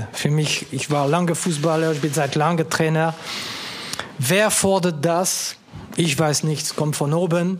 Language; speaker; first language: German; non-native, local second language; French